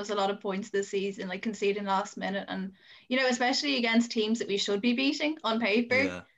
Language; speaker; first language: English; native; English